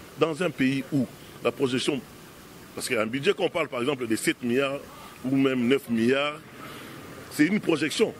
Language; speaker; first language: French; non-native, local second language; Lingala